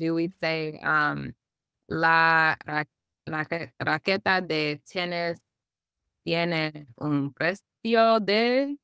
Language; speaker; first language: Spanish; non-native, learner; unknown